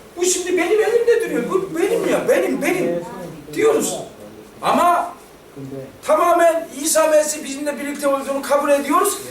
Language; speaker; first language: Turkish; non-native, fluent; Korean